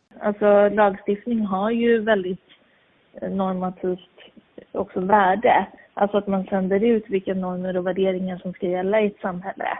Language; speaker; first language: Swedish; native; Swedish